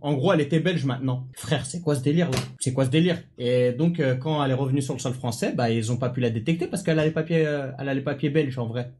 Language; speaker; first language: French; native; French